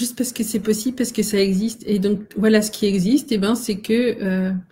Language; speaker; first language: French; native; French